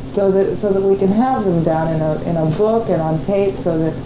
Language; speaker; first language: English; native; English